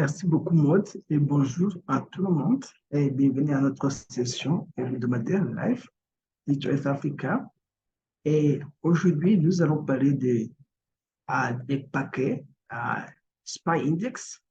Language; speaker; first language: French; non-native, local second language; Kinyarwanda